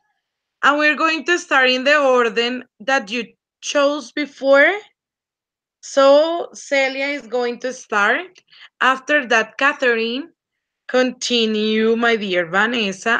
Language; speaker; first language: English; non-native, fluent; Spanish